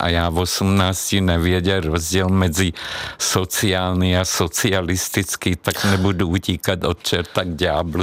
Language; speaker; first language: Czech; non-native, fluent; Hungarian